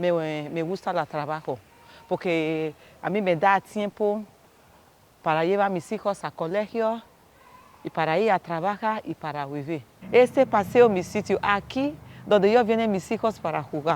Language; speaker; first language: Spanish; non-native, learner; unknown